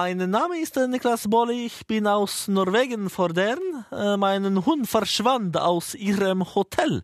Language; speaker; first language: German; non-native, learner; Norwegian